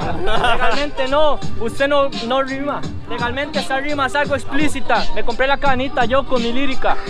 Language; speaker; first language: Spanish; native; Spanish